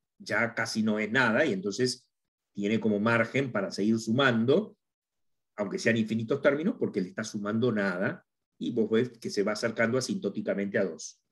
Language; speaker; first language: Spanish; native; Spanish